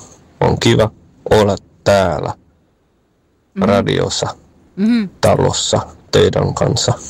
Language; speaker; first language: Finnish; non-native, fluent; Czech